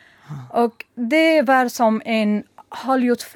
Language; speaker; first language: Swedish; non-native, learner; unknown